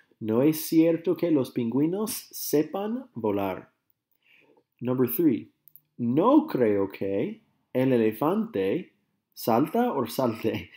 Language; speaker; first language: Spanish; non-native, fluent; English